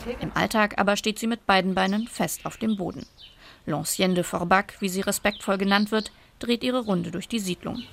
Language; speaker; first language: German; native; German